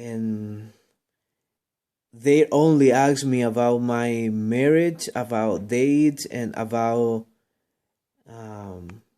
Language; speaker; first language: English; non-native, learner; Spanish